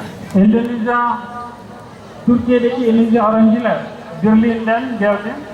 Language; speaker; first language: Turkish; non-native, learner; Indonesian